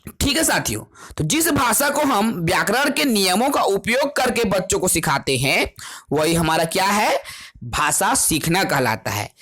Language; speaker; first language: Hindi; non-native, local second language; Chhattisgarhi